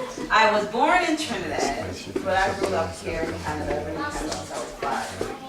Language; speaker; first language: English; early bilingual, other home language; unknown